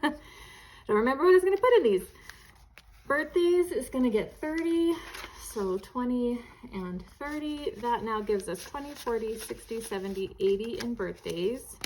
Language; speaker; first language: English; native; English